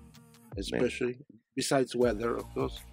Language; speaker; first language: English; non-native, fluent; Polish